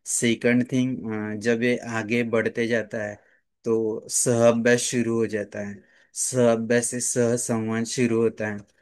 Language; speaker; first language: Hindi; non-native, local second language; Marathi